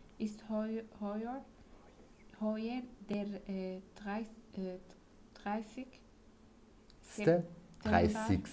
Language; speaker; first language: German; non-native, learner; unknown